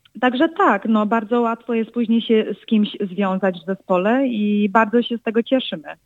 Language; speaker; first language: Polish; early bilingual, heritage; Polish